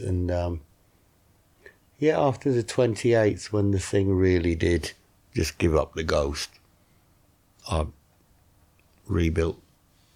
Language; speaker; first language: English; native; English